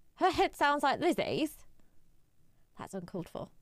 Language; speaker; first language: English; native; English